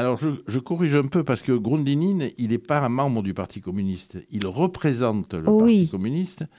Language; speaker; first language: French; native; French